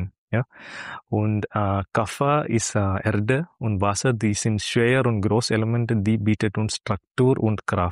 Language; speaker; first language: German; non-native, learner; Malayalam